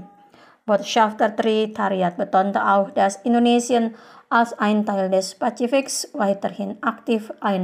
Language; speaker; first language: German; non-native, fluent; Indonesian